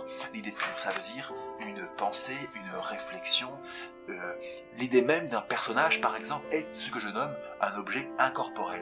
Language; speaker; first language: French; native; French